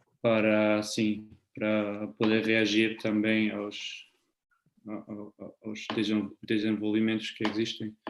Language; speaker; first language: Portuguese; non-native, fluent; German